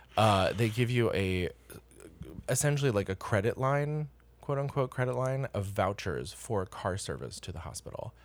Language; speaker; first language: English; native; English